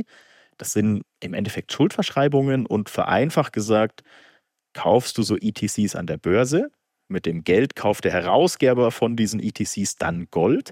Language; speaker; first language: German; native; German